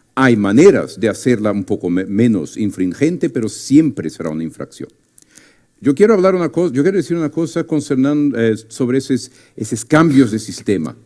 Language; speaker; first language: Spanish; non-native, fluent; Portuguese